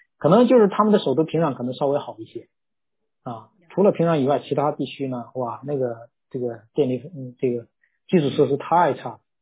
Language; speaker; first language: Chinese; non-native, local second language; Korean